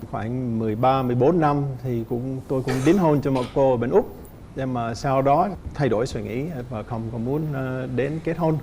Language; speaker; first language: Vietnamese; non-native, fluent; English